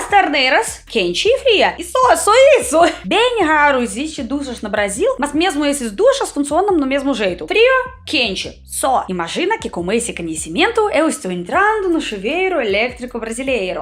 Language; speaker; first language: Portuguese; non-native, fluent; Russian